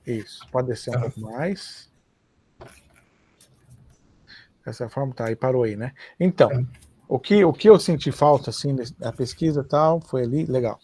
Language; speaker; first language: Portuguese; native; Portuguese